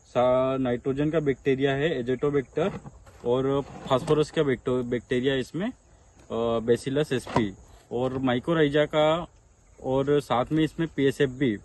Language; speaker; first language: Hindi; non-native, local second language; Gujarati